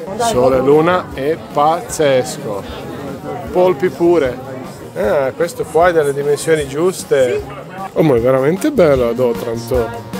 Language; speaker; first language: Italian; non-native, fluent; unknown